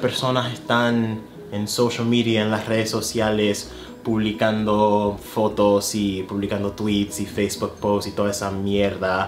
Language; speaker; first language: Spanish; non-native, fluent; English